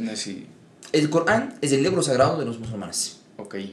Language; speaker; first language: Spanish; non-native, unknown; Arabic